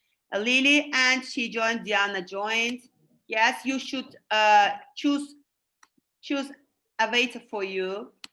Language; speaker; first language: English; non-native, fluent; Azerbaijani